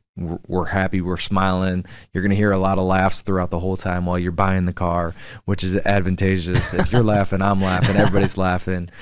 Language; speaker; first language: English; native; English